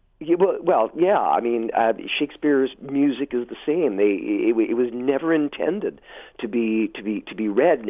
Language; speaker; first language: English; native; English